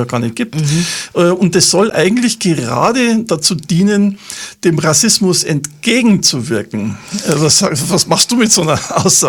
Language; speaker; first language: German; native; German